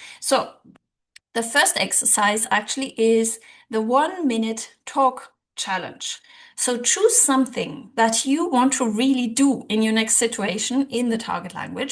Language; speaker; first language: English; non-native, fluent; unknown